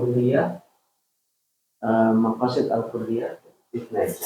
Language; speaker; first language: Arabic; non-native, fluent; Indonesian